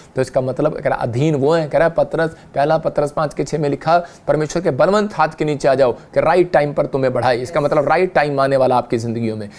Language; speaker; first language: Hindi; native; Hindi